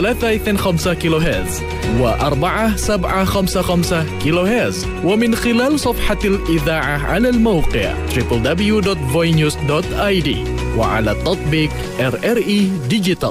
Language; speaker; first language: Arabic; non-native, fluent; Indonesian